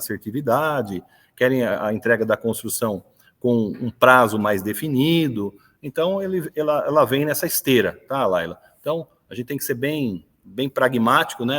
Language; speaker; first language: Portuguese; native; Portuguese